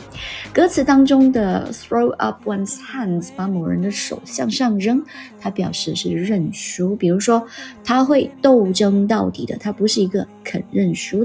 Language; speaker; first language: Chinese; native; Chinese